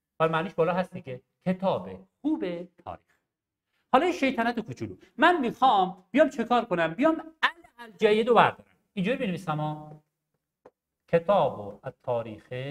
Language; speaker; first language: Persian; non-native, local second language; Arabic